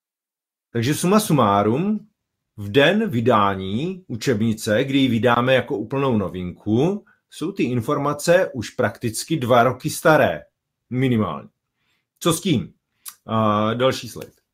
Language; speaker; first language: Czech; native; Czech